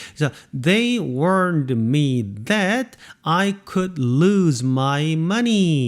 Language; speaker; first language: English; non-native, fluent; Korean